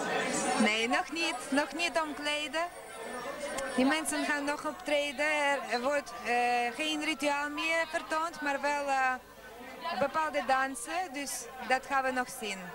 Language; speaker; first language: Dutch; non-native, fluent; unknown